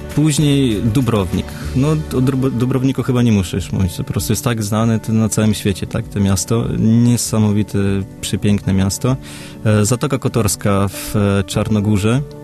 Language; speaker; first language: Polish; early bilingual, other home language; Russian